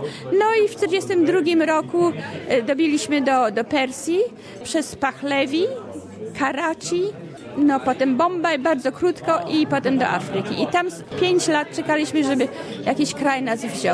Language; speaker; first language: Polish; early bilingual, heritage; Polish